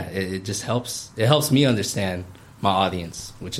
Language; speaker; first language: English; native; English